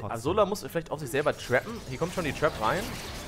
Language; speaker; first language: German; native; German